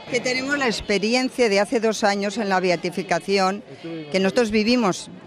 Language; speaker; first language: Spanish; native; Spanish